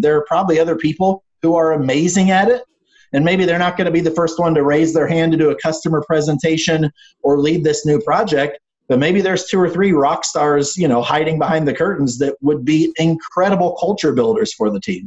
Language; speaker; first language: English; native; English